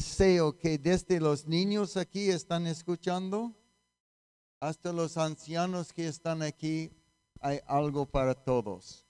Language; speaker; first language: Spanish; non-native, fluent; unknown